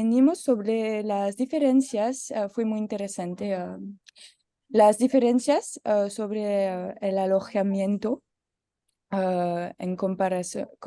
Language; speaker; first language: Spanish; non-native, learner; French